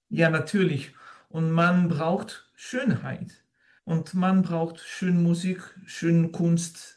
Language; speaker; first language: German; non-native, fluent; French